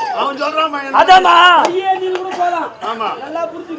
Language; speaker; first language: Tamil; native; Tamil